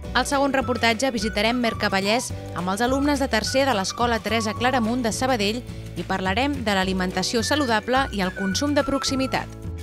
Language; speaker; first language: Catalan; native; Catalan